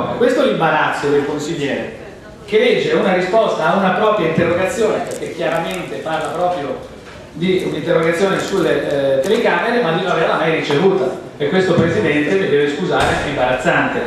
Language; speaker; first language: Italian; native; Italian